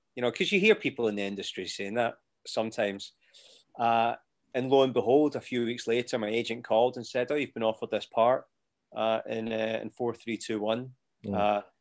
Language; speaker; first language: English; native; English